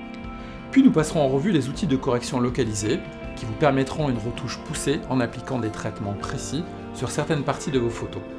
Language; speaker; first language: French; native; French